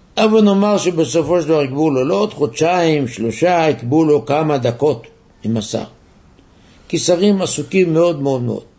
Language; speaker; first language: Hebrew; native; Hebrew